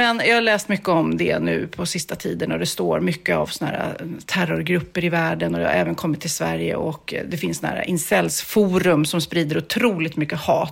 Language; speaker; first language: Swedish; native; Swedish